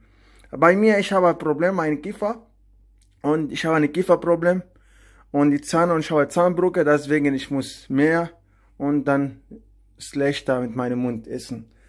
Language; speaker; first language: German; non-native, learner; Arabic